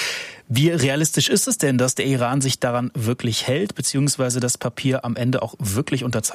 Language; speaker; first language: German; native; German